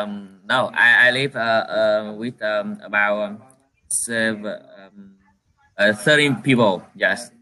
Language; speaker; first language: English; non-native, learner; Vietnamese